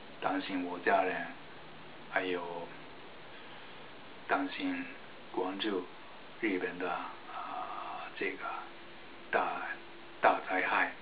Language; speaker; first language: Chinese; non-native, fluent; Japanese